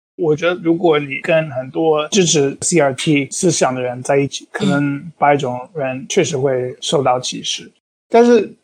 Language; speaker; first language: Chinese; non-native, fluent; English